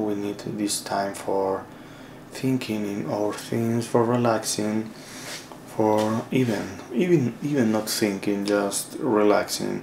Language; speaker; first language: English; non-native, learner; Spanish